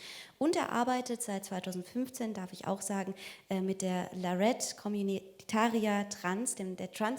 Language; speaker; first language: German; native; German